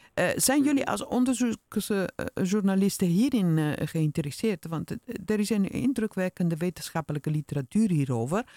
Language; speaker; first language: Dutch; non-native, fluent; Italian